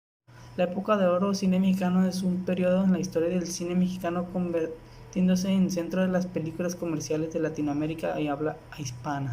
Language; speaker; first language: Spanish; native; Spanish